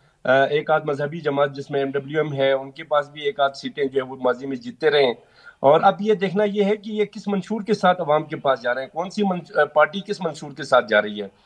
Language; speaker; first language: Hindi; non-native, local second language; Balti